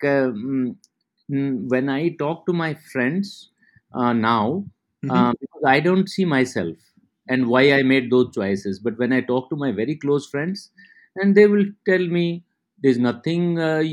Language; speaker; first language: English; non-native, local second language; Haryanvi